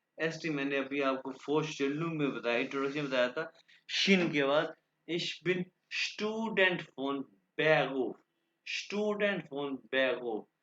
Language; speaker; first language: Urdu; non-native, local second language; Punjabi